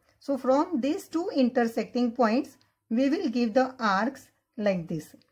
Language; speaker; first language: English; non-native, local second language; Marathi